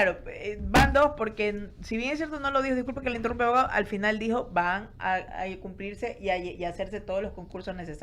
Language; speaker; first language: Spanish; native; Spanish